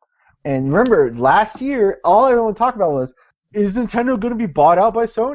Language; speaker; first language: English; native; English